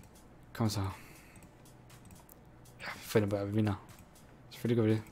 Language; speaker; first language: Danish; native; Danish